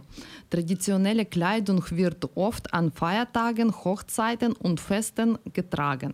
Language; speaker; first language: German; non-native, learner; Ukrainian